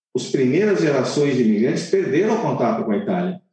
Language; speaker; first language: Portuguese; non-native, fluent; Italian